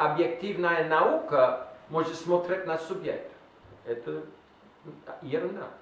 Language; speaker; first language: Russian; non-native, learner; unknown